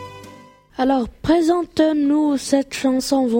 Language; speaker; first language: French; non-native, learner; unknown